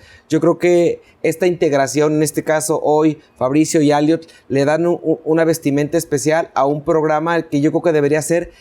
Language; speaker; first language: Spanish; native; Spanish